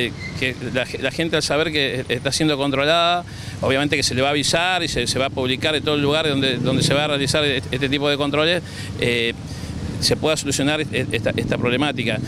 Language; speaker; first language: Spanish; native; Spanish